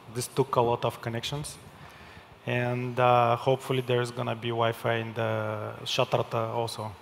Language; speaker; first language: English; non-native, fluent; Bulgarian